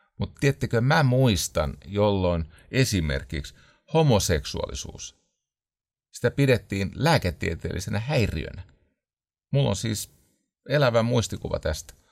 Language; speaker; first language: Finnish; native; Finnish